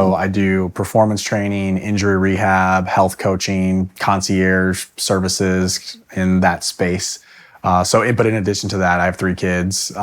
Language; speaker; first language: English; native; English